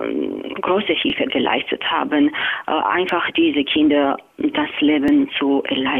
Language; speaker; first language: German; non-native, fluent; Georgian